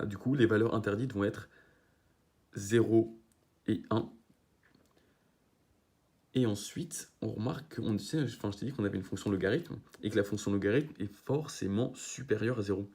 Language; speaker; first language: French; native; French